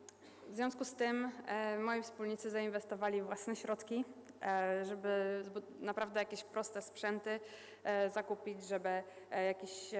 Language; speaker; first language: Polish; native; Polish